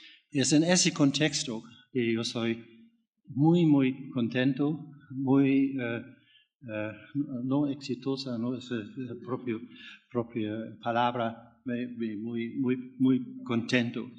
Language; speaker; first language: Spanish; non-native, learner; German